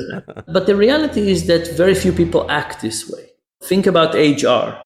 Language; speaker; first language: English; non-native, fluent; Hebrew